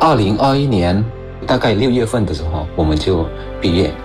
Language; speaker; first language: Chinese; non-native, fluent; Lao